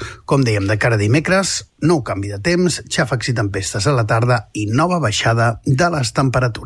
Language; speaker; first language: Catalan; native; Catalan